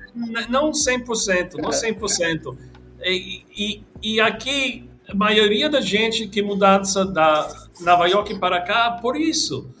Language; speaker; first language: Portuguese; non-native, learner; English